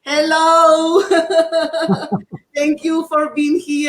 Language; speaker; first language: English; non-native, learner; Portuguese